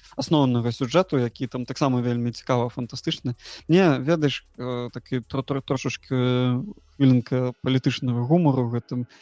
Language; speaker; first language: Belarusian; non-native, local second language; Russian